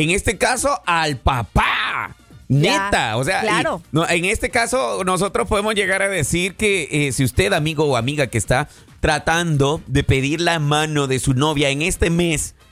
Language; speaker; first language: Spanish; native; Spanish